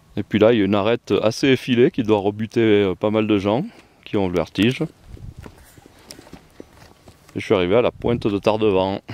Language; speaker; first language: French; native; French